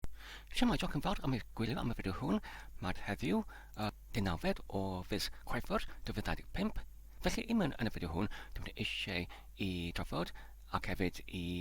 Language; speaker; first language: Welsh; non-native, learner; Polish